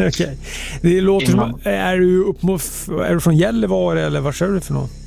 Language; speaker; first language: Swedish; native; Swedish